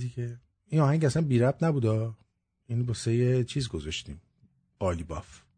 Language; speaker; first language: Persian; native; Persian